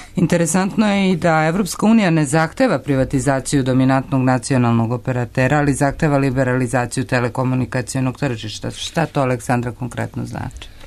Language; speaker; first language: Serbian; native; Serbian